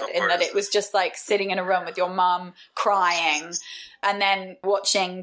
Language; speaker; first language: English; native; English